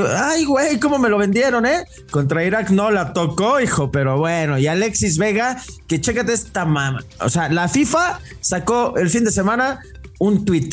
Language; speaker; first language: Spanish; native; Spanish